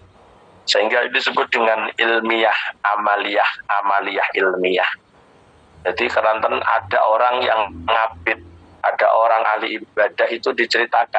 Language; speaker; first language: Indonesian; native; Indonesian